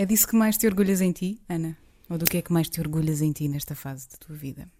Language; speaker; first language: Portuguese; native; Portuguese